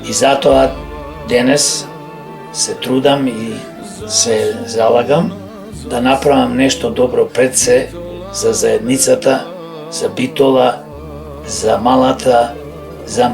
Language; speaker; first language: Macedonian; native; Macedonian